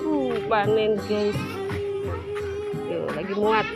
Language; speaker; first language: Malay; non-native, local second language; Sundanese